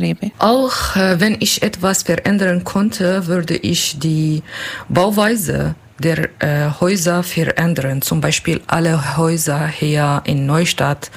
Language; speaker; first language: German; non-native, learner; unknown